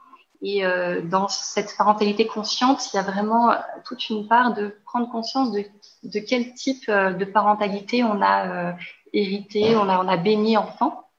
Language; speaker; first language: French; native; French